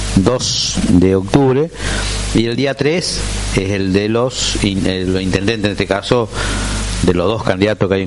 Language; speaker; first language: Spanish; native; Spanish